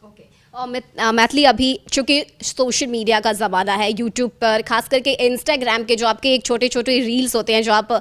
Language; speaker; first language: Hindi; native; Hindi